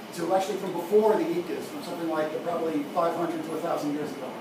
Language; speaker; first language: English; native; English